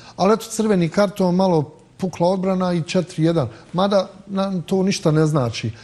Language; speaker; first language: Serbian; native; Serbian